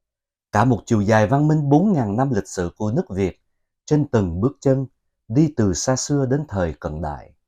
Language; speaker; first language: Vietnamese; native; Vietnamese